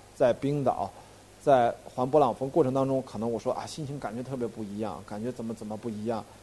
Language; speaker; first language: Chinese; native; Chinese